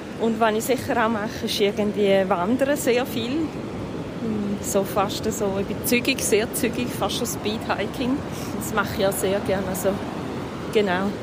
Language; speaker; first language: German; native; German